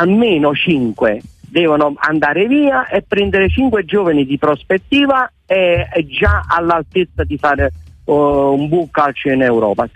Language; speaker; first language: Italian; native; Italian